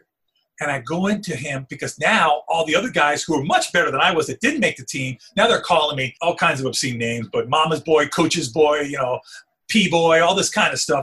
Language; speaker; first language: English; early bilingual, other home language; Spanish